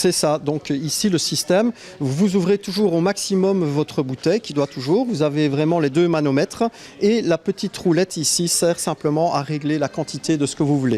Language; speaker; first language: French; native; French